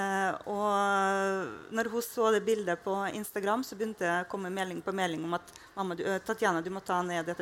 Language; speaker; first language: Norwegian; non-native, fluent; Russian